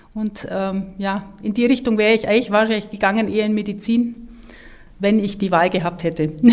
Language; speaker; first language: German; native; German